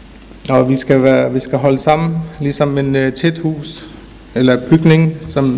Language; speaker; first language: Danish; early bilingual, other home language; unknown